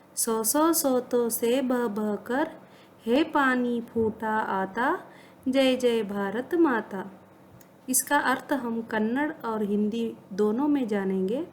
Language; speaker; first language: Hindi; non-native, local second language; Kannada